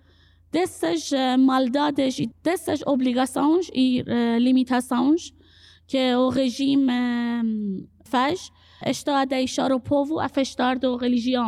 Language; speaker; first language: Portuguese; non-native, fluent; Persian